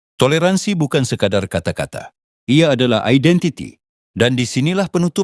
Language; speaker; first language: Malay; native; Malay